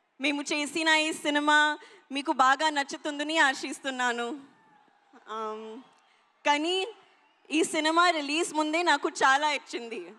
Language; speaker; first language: Telugu; non-native, learner; Hindi